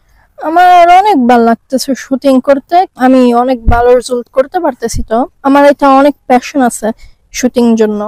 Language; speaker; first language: Bangla; early bilingual, heritage; Bangla